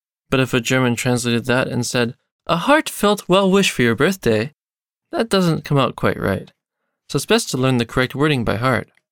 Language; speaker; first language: English; native; English